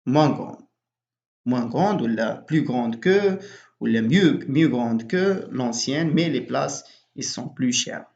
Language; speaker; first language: French; non-native, local second language; Arabic